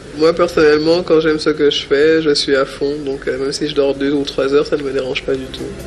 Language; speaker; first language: French; native; French